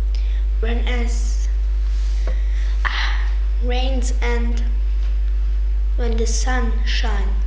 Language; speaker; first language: English; non-native, learner; German